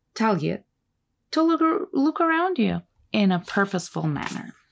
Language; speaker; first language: English; non-native, fluent; Turkish